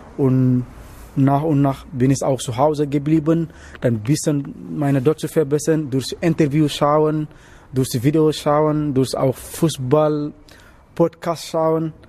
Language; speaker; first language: German; non-native, learner; Wolof